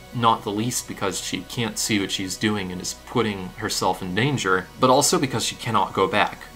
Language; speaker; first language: English; native; English